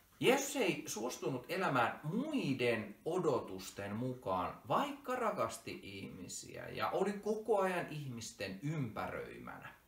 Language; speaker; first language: Finnish; native; Finnish